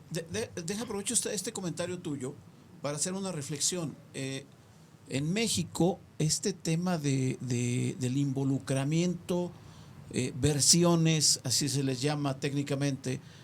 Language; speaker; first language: Spanish; native; Spanish